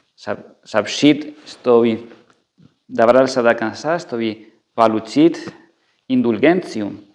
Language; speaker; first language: Russian; non-native, fluent; Spanish